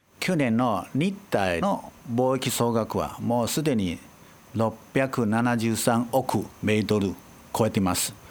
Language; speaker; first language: Japanese; non-native, fluent; Chinese